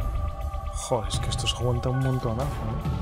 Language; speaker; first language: Spanish; native; Spanish